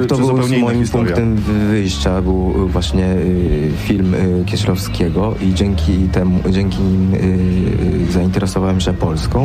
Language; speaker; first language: Polish; non-native, fluent; Japanese